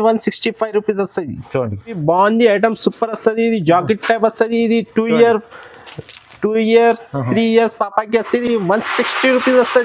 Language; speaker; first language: Telugu; non-native, local second language; Urdu